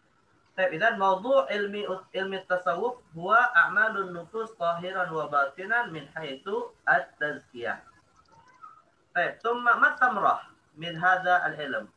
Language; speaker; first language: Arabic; non-native, fluent; Indonesian